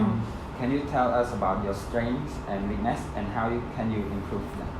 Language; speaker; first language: English; non-native, learner; Khmer